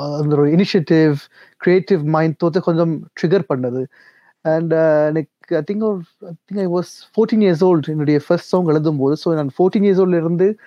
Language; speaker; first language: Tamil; early bilingual, heritage; Tamil